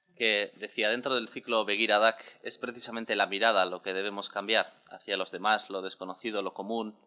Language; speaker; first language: Spanish; native; Spanish